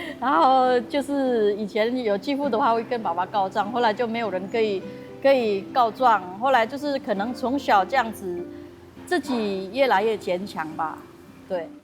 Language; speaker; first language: Chinese; non-native, fluent; Indonesian